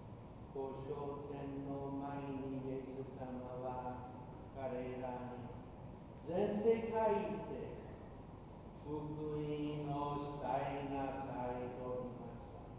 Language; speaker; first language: Japanese; non-native, fluent; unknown